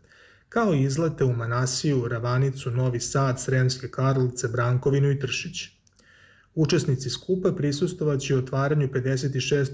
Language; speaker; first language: Serbian; native; Serbian